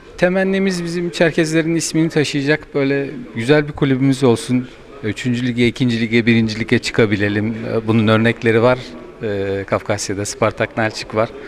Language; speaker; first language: Turkish; native; Turkish